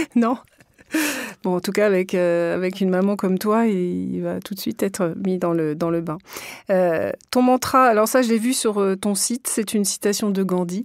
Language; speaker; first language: French; native; French